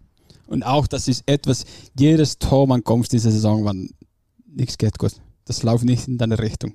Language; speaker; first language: German; non-native, fluent; Finnish